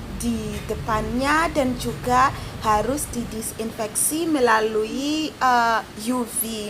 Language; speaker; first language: Indonesian; non-native, learner; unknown